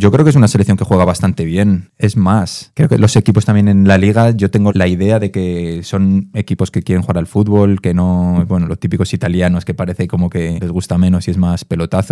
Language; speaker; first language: Spanish; native; Spanish